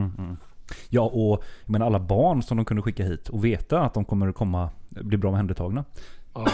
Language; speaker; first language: Swedish; native; Swedish